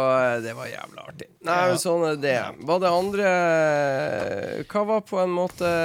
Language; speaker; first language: Norwegian; non-native, fluent; English